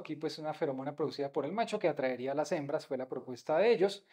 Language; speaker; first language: Spanish; native; Spanish